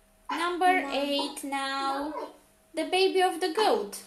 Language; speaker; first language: English; non-native, fluent; Romanian